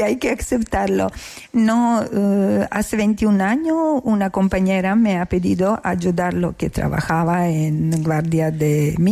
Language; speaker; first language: Spanish; non-native, learner; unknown